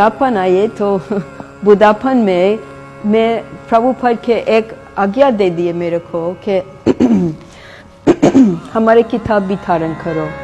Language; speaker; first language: Hindi; non-native, fluent; English